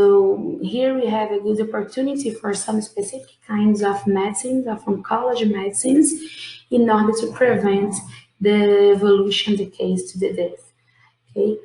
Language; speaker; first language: English; non-native, fluent; Portuguese